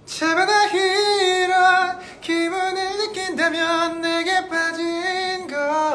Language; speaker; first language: Korean; native; Korean